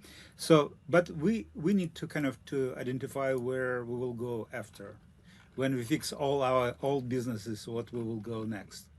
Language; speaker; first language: English; non-native, learner; Russian